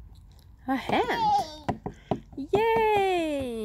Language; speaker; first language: Swedish; non-native, learner; Filipino